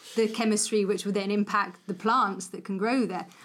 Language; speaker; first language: English; native; English